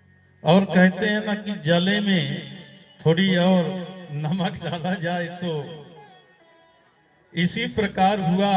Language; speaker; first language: Hindi; native; Hindi